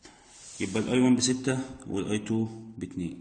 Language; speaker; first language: Arabic; native; Arabic